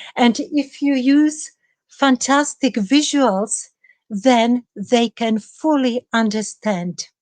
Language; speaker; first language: English; non-native, fluent; Czech